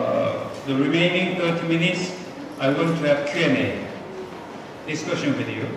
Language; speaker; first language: English; non-native, fluent; Korean